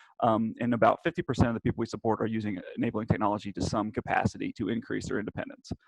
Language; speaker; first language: English; native; English